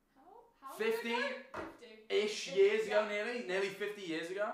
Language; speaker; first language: English; native; English